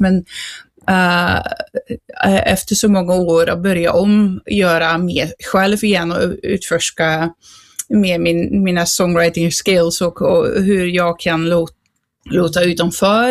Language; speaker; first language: Swedish; non-native, fluent; Dutch